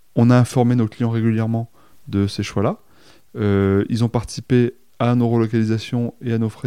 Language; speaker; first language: French; native; French